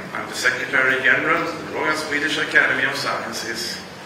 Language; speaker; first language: English; non-native, fluent; Swedish